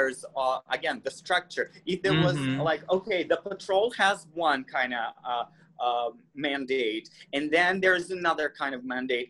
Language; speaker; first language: English; non-native, fluent; Russian